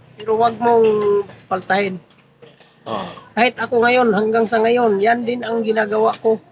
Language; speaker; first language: Filipino; non-native, local second language; Cebuano